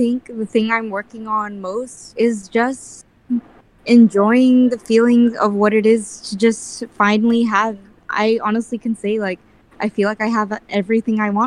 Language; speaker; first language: English; early bilingual, other home language; Filipino